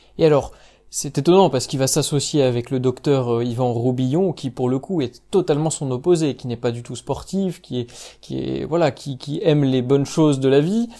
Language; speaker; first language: French; native; French